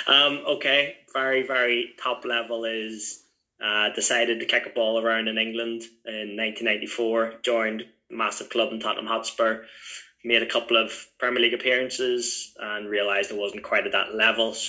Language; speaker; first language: English; native; English